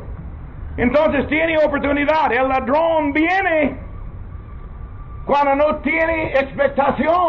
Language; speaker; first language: Spanish; non-native, learner; English